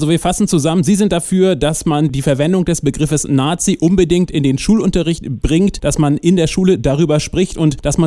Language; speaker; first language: German; native; German